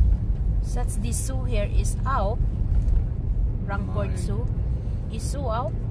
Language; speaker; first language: German; non-native, learner; Filipino